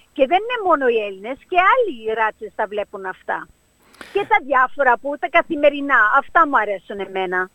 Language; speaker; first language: Greek; early bilingual, heritage; Greek